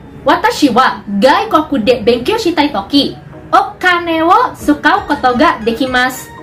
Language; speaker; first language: Japanese; non-native, learner; Indonesian